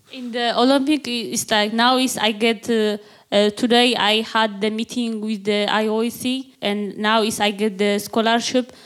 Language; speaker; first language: English; non-native, learner; Tigrinya